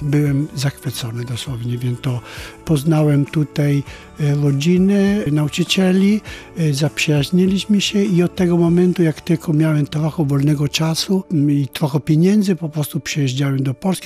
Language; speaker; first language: Polish; non-native, fluent; Italian